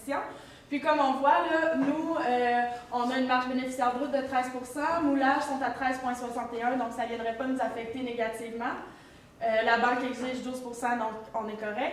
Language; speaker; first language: French; native; French